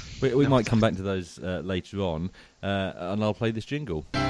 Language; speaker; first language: English; native; English